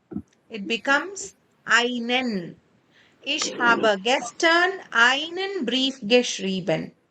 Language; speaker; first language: German; non-native, fluent; Kannada